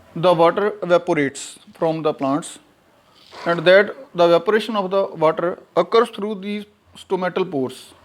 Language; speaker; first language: English; non-native, local second language; Punjabi